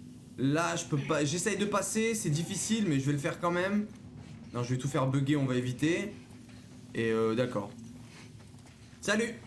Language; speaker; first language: French; native; French